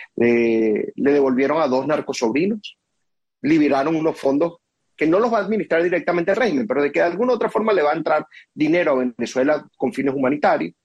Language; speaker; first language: Spanish; native; Spanish